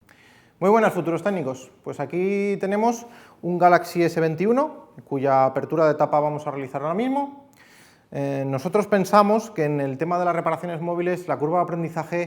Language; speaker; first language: Spanish; native; Spanish